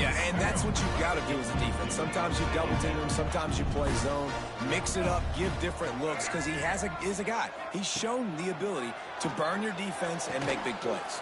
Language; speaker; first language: English; native; English